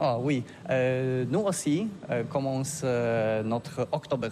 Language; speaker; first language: French; non-native, learner; Polish